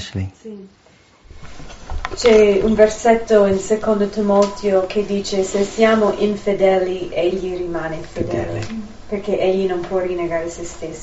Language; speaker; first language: Italian; non-native, fluent; English